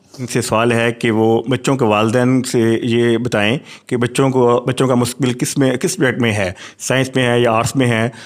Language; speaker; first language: Urdu; non-native, local second language; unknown